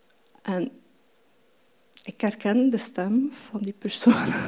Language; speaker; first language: Dutch; non-native, fluent; French